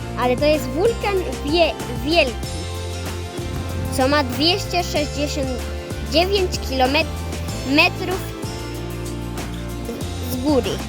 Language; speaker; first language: Polish; early bilingual, heritage; Polish